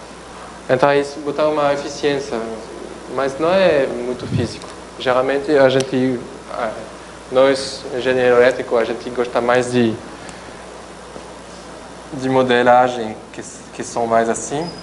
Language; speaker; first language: Portuguese; non-native, fluent; French